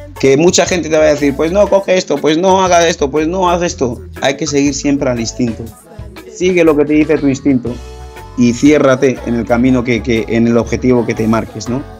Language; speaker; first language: Spanish; early bilingual, other home language; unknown